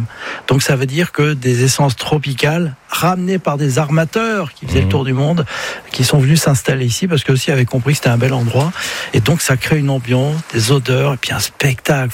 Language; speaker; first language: French; native; French